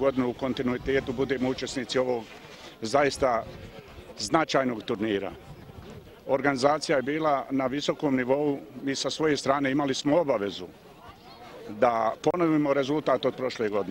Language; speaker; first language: Bosnian; native; Bosnian